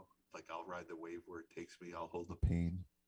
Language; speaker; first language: English; native; English